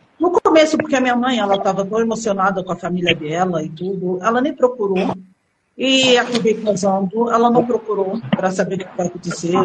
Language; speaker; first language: Portuguese; early bilingual, other home language; Arabic